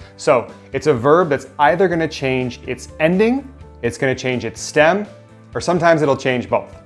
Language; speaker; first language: English; native; English